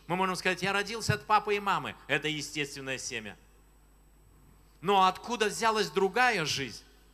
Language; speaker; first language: Russian; native; Russian